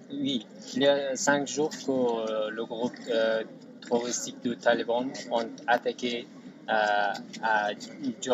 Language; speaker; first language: French; non-native, learner; Persian